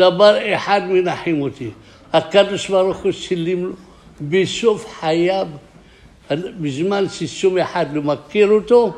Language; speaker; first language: Hebrew; non-native, fluent; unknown